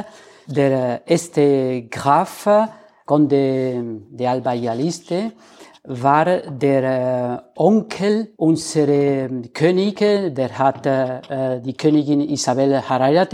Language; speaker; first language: German; non-native, learner; Spanish